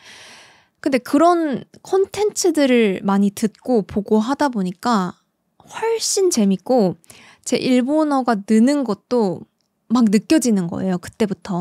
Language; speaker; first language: Korean; native; Korean